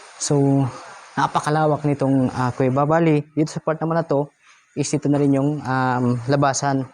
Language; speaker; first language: Filipino; non-native, local second language; Bikol